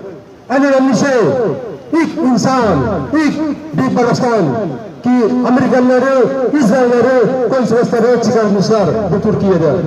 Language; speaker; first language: Turkish; non-native, learner; Morisyen